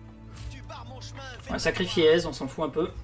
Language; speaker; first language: French; native; French